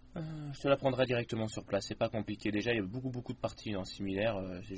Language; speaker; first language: French; native; French